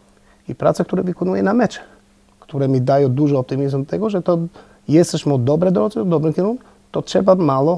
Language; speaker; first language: Polish; non-native, fluent; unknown